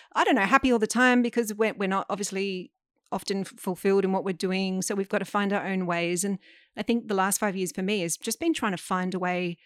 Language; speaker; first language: English; native; English